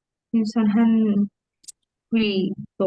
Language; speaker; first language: Korean; non-native, learner; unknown